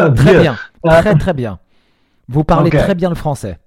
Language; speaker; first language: French; native; French